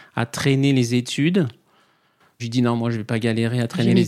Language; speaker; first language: French; native; French